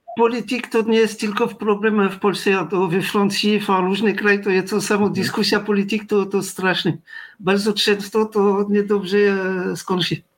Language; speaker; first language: Polish; non-native, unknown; French